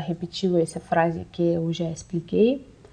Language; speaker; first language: Portuguese; non-native, fluent; Russian